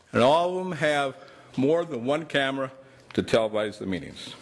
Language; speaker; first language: English; native; English